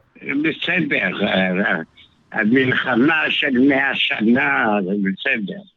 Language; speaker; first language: Hebrew; non-native, fluent; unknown